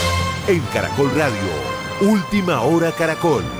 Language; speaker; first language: Spanish; native; Spanish